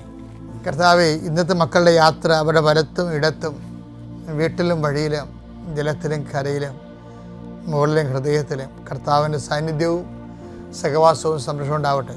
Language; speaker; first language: Malayalam; native; Malayalam